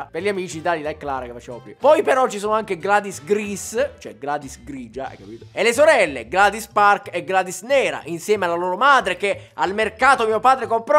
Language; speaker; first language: Italian; native; Italian